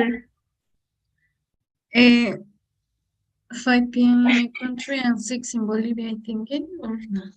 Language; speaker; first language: English; non-native, learner; Spanish